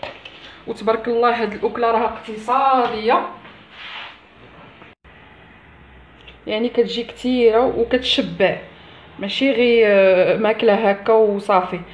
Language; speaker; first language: Arabic; native; Arabic